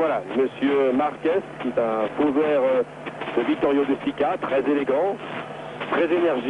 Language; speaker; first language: French; native; French